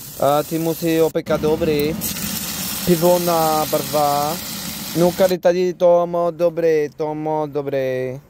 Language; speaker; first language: Czech; non-native, learner; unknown